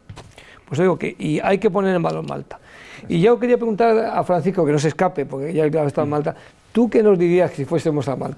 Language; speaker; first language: Spanish; native; Spanish